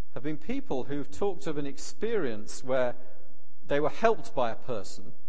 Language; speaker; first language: English; native; English